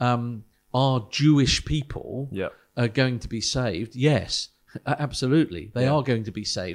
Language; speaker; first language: English; native; English